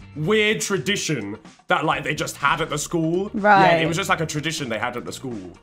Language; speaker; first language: English; native; English